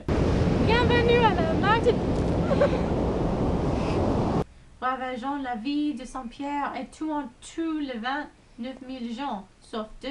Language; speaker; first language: French; non-native, learner; English